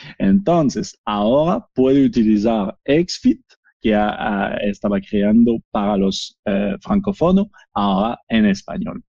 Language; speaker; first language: Spanish; non-native, learner; French